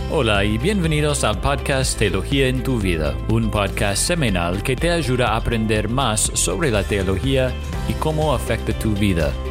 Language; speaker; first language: Spanish; non-native, fluent; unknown